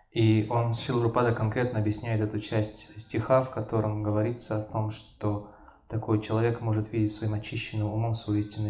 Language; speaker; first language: Russian; native; Russian